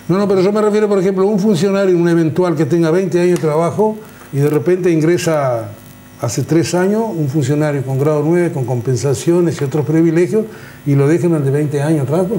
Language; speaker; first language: Spanish; native; Spanish